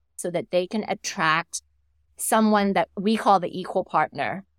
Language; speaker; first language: English; non-native, fluent; Thai